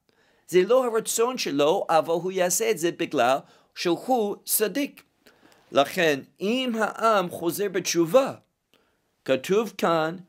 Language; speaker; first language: Hebrew; non-native, fluent; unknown